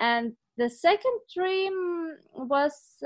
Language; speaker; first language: English; non-native, fluent; Ukrainian